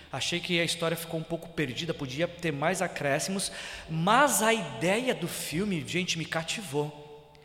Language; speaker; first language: Portuguese; native; Portuguese